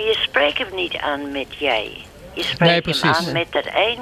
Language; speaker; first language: Dutch; early bilingual, other home language; English